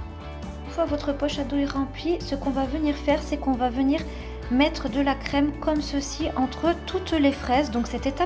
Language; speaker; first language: French; native; French